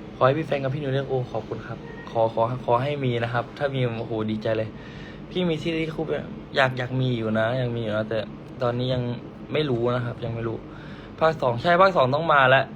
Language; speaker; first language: Thai; native; Thai